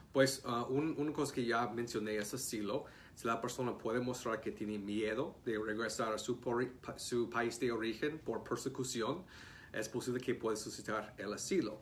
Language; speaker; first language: Spanish; non-native, fluent; English